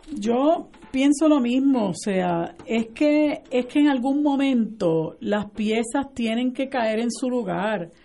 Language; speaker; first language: Spanish; native; Spanish